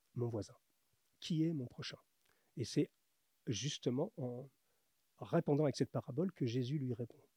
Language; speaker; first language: French; native; French